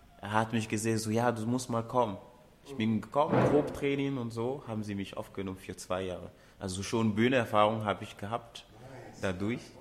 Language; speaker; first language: German; non-native, fluent; Ewe